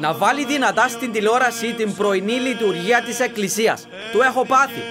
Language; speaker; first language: Greek; native; Greek